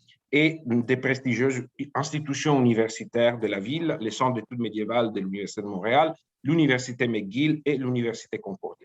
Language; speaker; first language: French; native; French